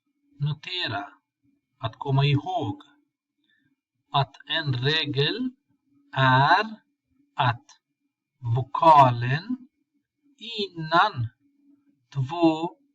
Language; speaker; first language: Swedish; non-native, fluent; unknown